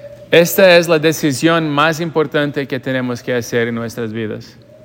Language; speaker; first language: Spanish; non-native, fluent; English